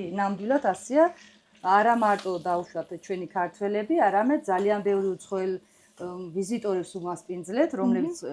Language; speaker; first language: Georgian; native; Georgian